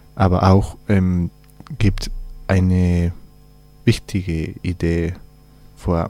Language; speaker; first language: German; non-native, learner; Spanish